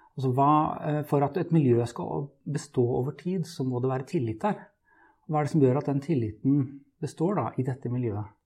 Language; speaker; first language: Norwegian; native; Norwegian